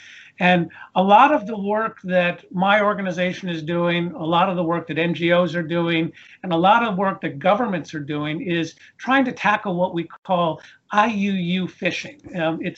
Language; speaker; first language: English; native; English